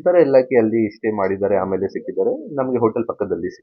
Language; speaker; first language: Kannada; non-native, fluent; Hindi